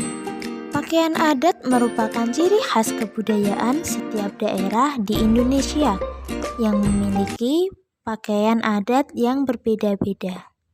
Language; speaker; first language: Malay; non-native, local second language; Javanese